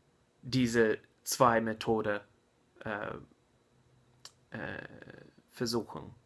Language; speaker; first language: German; non-native, learner; English